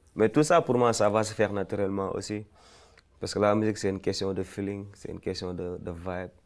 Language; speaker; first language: French; non-native, local second language; Fula